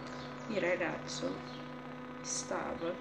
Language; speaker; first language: Italian; non-native, learner; Portuguese